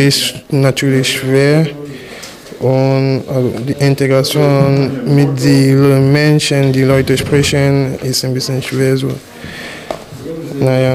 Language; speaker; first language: German; non-native, fluent; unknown